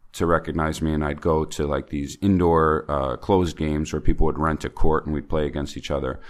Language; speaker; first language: English; native; English